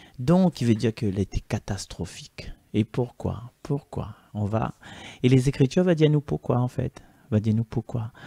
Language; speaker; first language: French; non-native, local second language; Malagasy